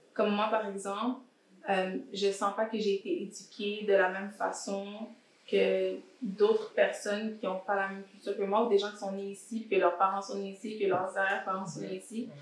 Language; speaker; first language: French; early bilingual, other home language; Haitian Creole